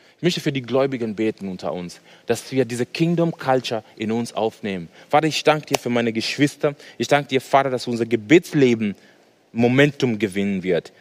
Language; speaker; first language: German; non-native, fluent; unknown